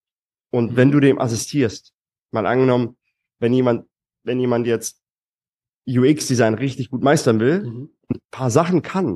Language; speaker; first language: German; native; German